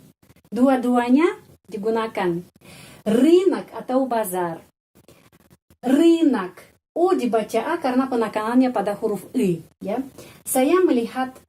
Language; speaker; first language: Indonesian; non-native, fluent; Russian